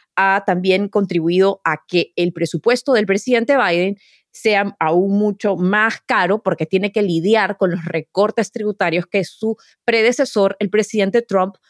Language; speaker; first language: Spanish; native; Spanish